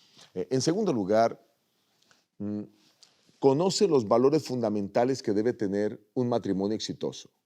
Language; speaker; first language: Spanish; native; Spanish